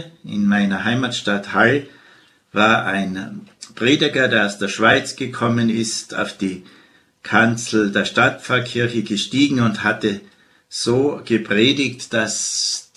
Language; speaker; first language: German; native; German